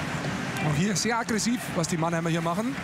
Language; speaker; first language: German; native; German